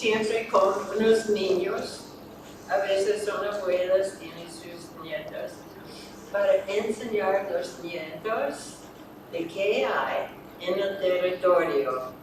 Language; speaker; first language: Spanish; non-native, fluent; English